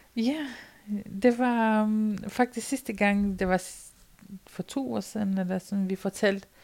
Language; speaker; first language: Danish; non-native, fluent; Romanian